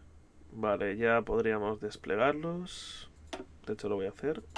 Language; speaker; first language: Spanish; native; Spanish